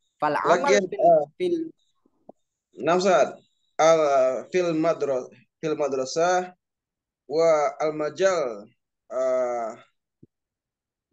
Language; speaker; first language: Arabic; non-native, learner; Indonesian